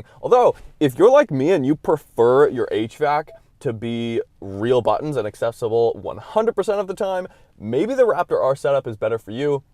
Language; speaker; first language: English; native; English